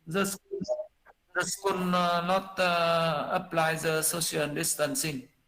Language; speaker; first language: English; non-native, learner; Vietnamese